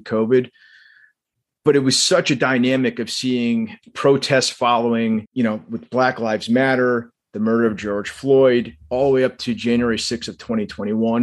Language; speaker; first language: English; native; English